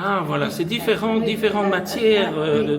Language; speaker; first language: French; native; French